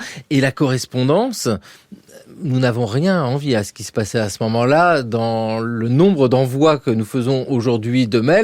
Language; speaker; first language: French; native; French